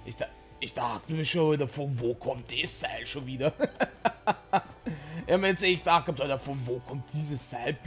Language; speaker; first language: German; native; German